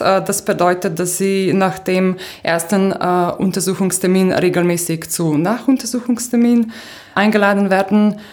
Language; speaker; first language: German; non-native, fluent; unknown